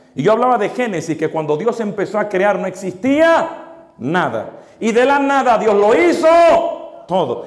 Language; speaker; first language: Spanish; native; Spanish